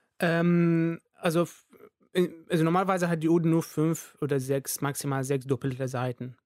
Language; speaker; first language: German; non-native, fluent; Arabic